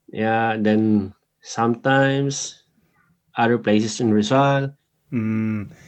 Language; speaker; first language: English; non-native, local second language; Filipino